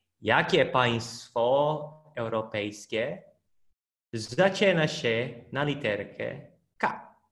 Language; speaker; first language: Polish; non-native, fluent; Portuguese